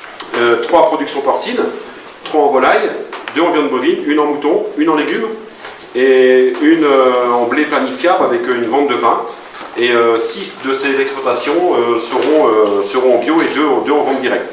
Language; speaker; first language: French; native; French